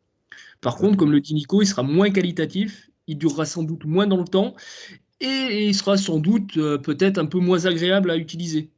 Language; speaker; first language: French; native; French